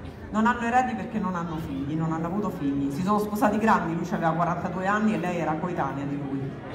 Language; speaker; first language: Italian; native; Italian